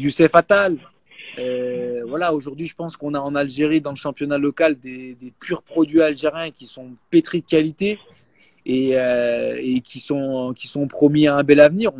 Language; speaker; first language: French; native; French